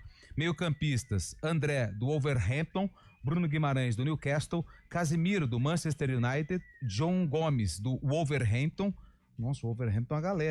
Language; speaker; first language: Portuguese; native; Portuguese